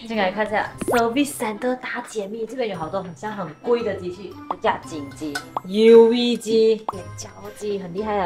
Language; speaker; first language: Chinese; native; Chinese